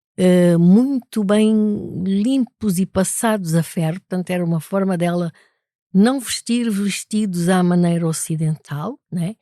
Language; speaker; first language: Portuguese; native; Portuguese